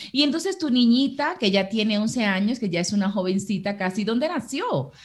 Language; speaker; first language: Spanish; native; Spanish